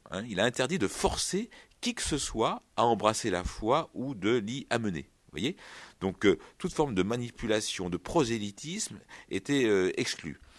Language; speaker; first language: French; native; French